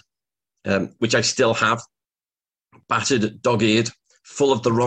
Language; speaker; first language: English; native; English